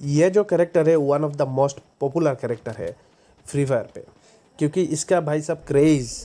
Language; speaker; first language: Hindi; native; Hindi